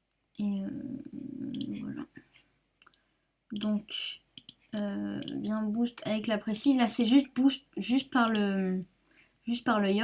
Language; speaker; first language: French; native; French